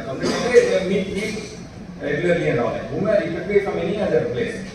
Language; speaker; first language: English; non-native, local second language; Telugu